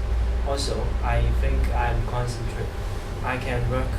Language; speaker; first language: English; non-native, learner; Cantonese